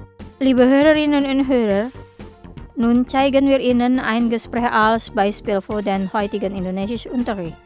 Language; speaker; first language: German; non-native, learner; Indonesian